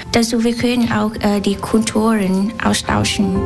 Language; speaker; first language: German; non-native, learner; Vietnamese